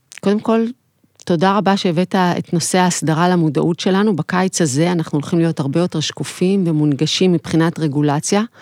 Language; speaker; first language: Hebrew; native; Hebrew